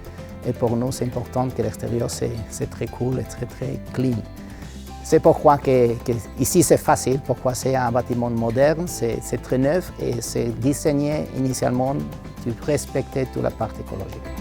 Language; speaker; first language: French; non-native, learner; Spanish